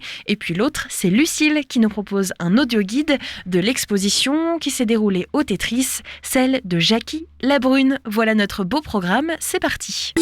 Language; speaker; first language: French; native; French